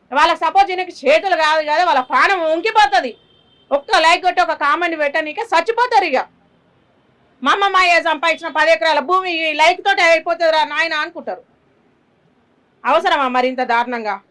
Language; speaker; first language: Telugu; native; Telugu